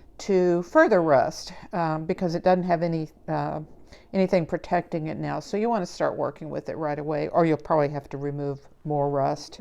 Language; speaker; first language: English; native; English